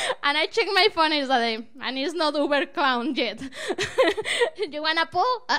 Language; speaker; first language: English; non-native, learner; Spanish